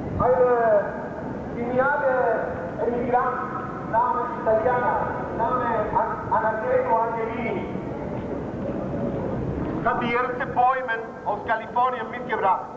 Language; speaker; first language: German; non-native, fluent; Spanish